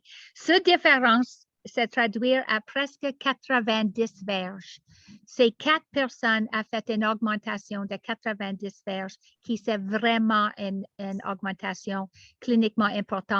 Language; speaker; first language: French; non-native, learner; English